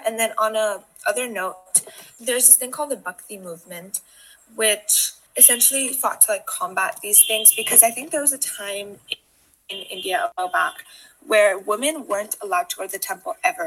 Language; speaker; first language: English; non-native, local second language; Hindi